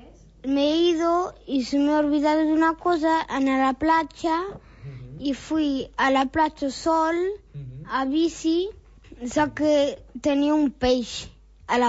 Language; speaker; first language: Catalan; non-native, learner; Portuguese